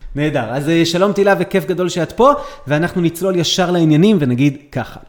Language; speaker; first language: Hebrew; native; Hebrew